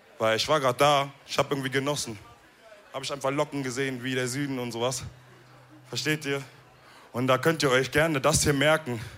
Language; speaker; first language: German; early bilingual, other home language; Wolof